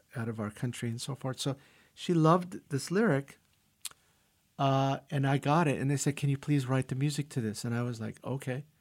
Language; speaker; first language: English; early bilingual, other home language; Russian